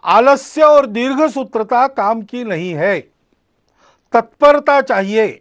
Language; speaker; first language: Hindi; non-native, local second language; Marathi